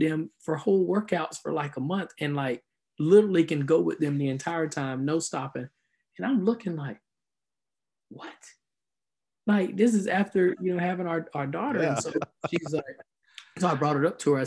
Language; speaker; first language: English; native; English